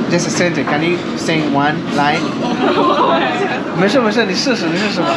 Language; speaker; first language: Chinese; non-native, learner; Akan